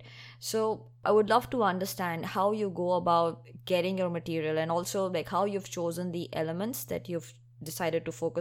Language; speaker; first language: English; non-native, local second language; Hindi